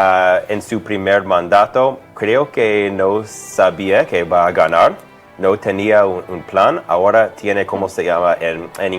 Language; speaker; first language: Spanish; non-native, fluent; English